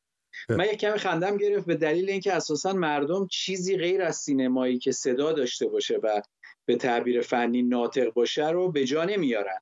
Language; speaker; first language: Persian; native; Persian